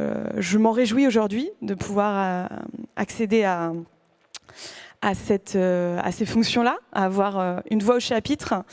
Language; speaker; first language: French; native; French